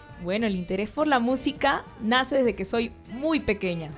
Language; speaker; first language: Spanish; native; Spanish